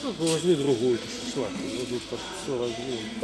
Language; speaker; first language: Russian; non-native, local second language; Ukrainian